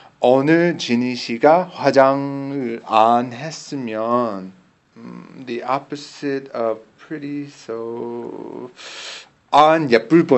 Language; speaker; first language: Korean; non-native, learner; English